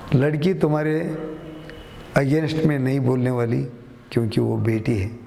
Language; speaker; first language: Hindi; non-native, local second language; Kannada